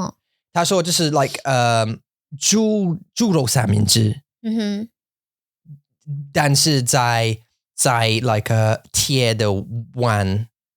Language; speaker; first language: Chinese; non-native, learner; English